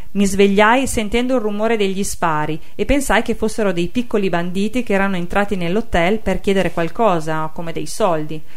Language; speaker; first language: Italian; native; Italian